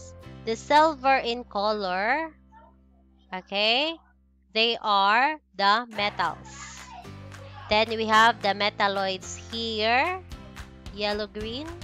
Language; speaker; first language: English; non-native, local second language; Cebuano